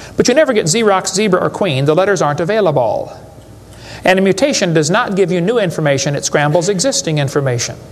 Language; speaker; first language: English; native; English